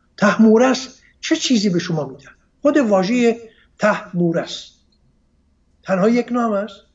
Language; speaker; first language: Persian; non-native, local second language; Armenian